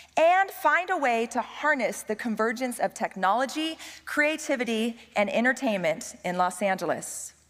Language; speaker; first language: English; native; English